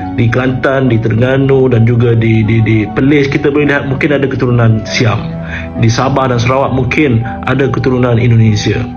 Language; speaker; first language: Malay; native; Malay